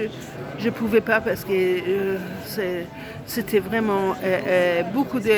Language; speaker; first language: French; non-native, learner; Italian